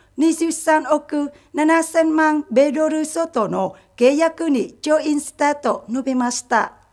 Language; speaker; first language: Japanese; non-native, fluent; Vietnamese